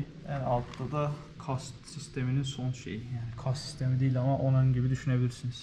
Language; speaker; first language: Turkish; native; Turkish